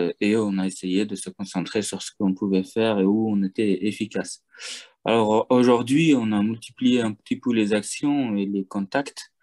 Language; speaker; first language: French; non-native, fluent; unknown